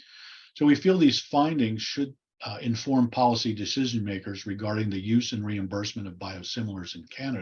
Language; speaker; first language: English; native; English